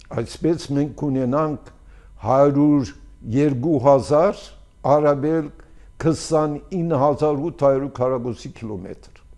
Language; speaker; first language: Armenian; early bilingual, heritage; Armenian